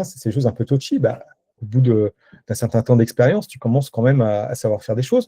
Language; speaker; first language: French; native; French